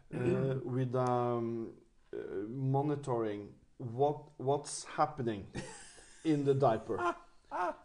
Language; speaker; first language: English; non-native, fluent; Norwegian